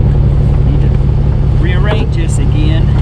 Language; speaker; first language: English; native; English